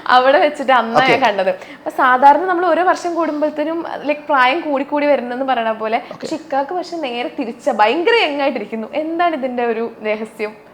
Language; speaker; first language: Malayalam; native; Malayalam